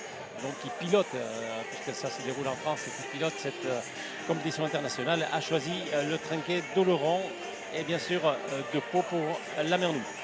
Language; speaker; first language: French; native; French